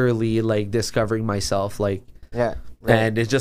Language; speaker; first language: English; non-native, fluent; French